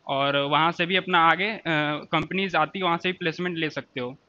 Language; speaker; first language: Hindi; native; Hindi